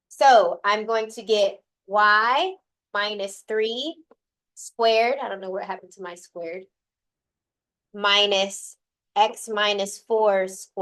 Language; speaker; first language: English; native; English